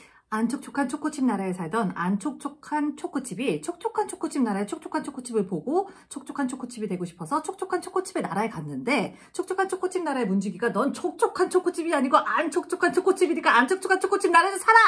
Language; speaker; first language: Korean; native; Korean